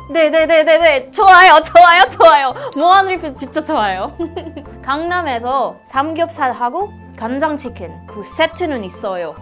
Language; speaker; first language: Korean; non-native, learner; Filipino